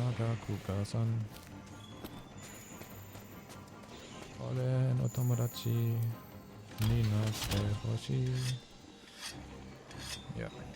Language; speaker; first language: Japanese; non-native, learner; German